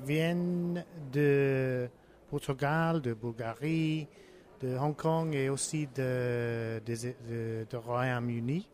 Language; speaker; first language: French; non-native, learner; English